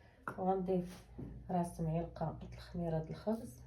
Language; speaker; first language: Arabic; native; Arabic